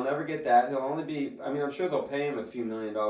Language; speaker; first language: English; native; English